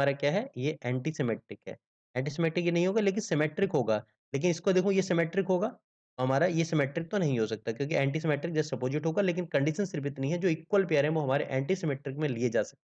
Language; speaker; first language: Hindi; native; Hindi